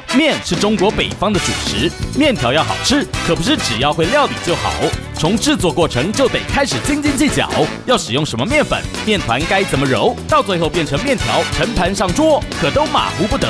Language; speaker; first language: Chinese; native; Chinese